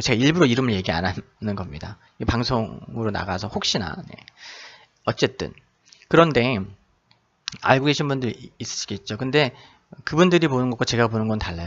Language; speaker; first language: Korean; native; Korean